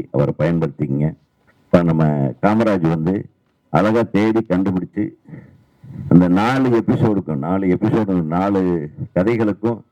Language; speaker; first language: Tamil; native; Tamil